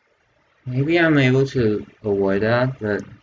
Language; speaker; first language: English; non-native, fluent; Chinese